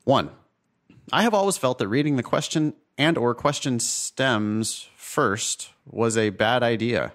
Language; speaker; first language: English; native; English